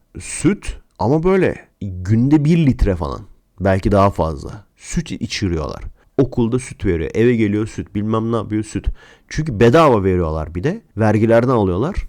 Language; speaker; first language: Turkish; native; Turkish